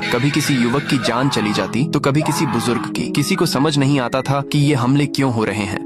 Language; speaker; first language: Hindi; native; Hindi